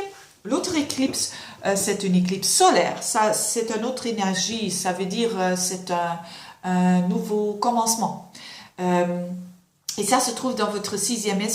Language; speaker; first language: French; non-native, local second language; Dutch